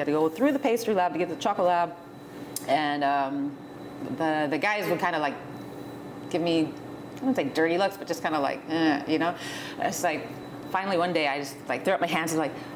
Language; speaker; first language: English; native; English